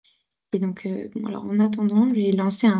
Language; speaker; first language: French; native; French